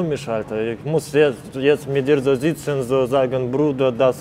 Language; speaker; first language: German; non-native, learner; Russian